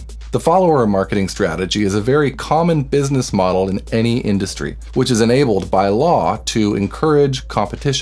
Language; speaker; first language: English; native; English